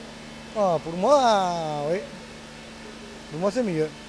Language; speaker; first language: French; non-native, learner; Italian